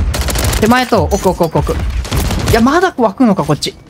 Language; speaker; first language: Japanese; native; Japanese